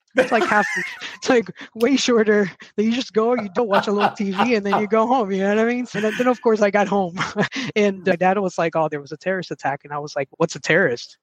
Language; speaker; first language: English; early bilingual, other home language; Spanish